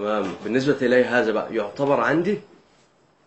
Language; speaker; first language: Arabic; native; Arabic